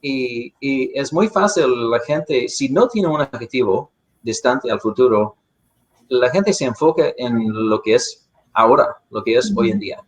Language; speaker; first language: Spanish; non-native, fluent; English